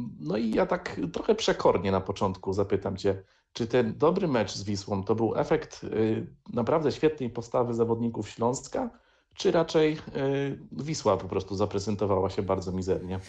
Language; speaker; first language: Polish; native; Polish